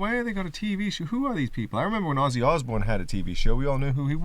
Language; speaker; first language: English; native; English